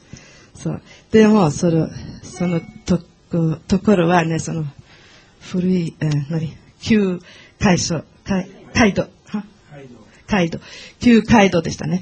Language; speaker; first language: Japanese; non-native, learner; Portuguese